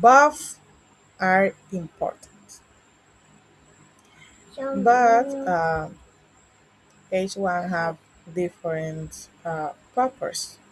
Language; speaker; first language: English; non-native, learner; Spanish